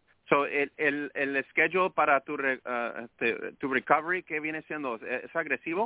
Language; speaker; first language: Spanish; early bilingual, heritage; Spanish